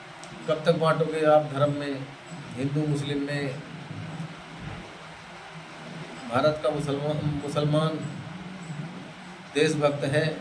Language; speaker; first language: Hindi; native; Hindi